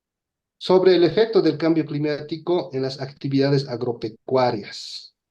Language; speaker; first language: Spanish; native; Spanish